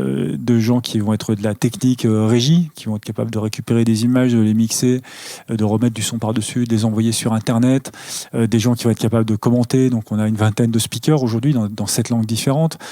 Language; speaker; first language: French; native; French